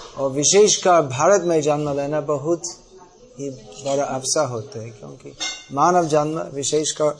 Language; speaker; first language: Hindi; non-native, fluent; English